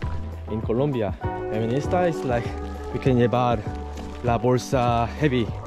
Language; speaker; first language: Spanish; non-native, learner; Korean